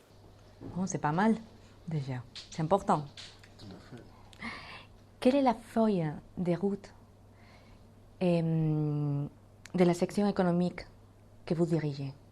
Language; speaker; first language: French; non-native, fluent; Spanish